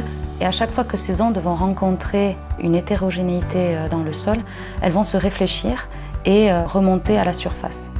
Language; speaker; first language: French; native; French